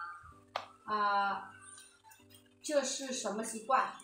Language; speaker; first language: Chinese; non-native, fluent; Vietnamese